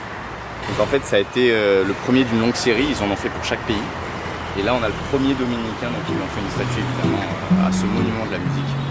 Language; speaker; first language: French; native; French